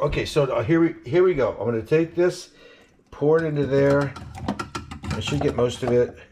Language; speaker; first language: English; native; English